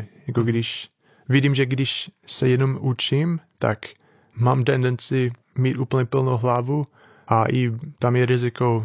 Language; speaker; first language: Czech; non-native, fluent; English